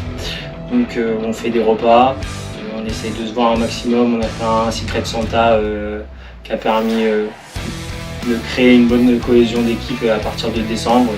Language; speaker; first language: French; native; French